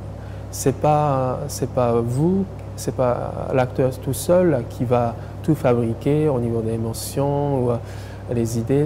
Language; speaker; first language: French; non-native, fluent; English